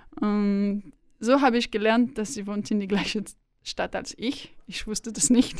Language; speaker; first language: German; non-native, learner; French